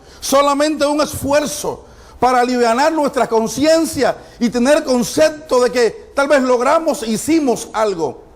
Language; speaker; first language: Spanish; non-native, fluent; Haitian Creole